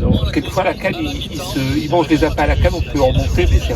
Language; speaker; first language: French; native; French